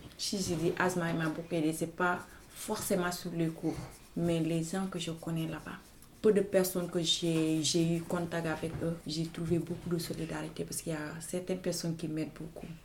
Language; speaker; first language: French; non-native, local second language; Wolof